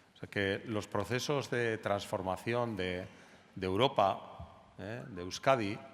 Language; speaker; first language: Spanish; native; Spanish